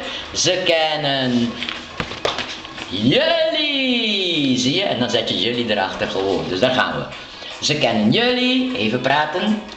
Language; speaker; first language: Dutch; non-native, local second language; Papiamento